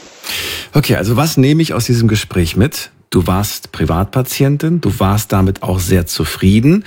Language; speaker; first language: German; native; German